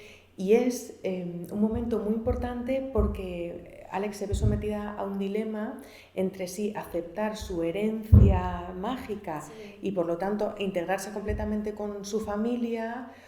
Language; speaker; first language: Spanish; native; Spanish